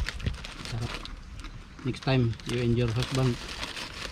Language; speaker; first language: English; non-native, local second language; Filipino